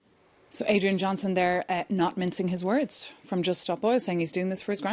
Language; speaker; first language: English; native; English